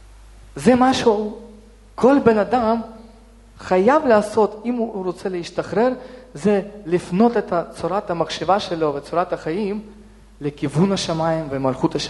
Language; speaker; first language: Hebrew; non-native, fluent; Russian